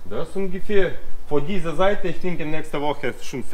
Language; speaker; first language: German; non-native, learner; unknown